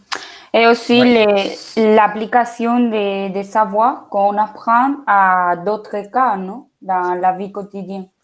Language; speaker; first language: French; non-native, fluent; Spanish